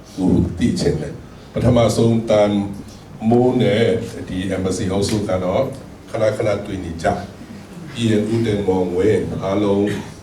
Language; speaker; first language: Burmese; non-native, local second language; Tedim Chin